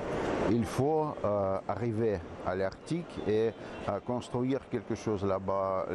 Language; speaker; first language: French; non-native, fluent; Russian